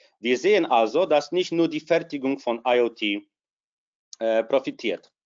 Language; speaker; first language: German; non-native, fluent; Polish